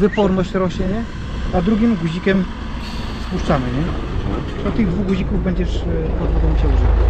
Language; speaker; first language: Polish; native; Polish